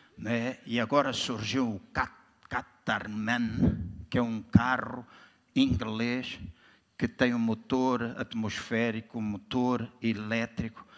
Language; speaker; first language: Portuguese; native; Portuguese